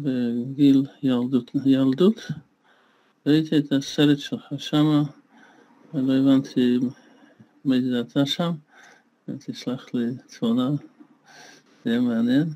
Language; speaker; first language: Hebrew; non-native, fluent; Russian